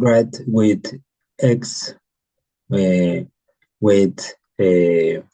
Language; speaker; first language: English; non-native, learner; Spanish